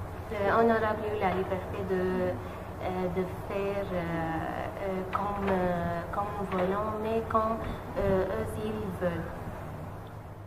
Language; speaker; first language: French; non-native, learner; Arabic